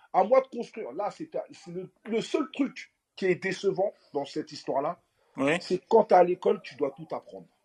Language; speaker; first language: French; native; French